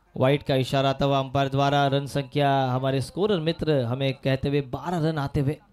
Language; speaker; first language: Hindi; non-native, local second language; Marathi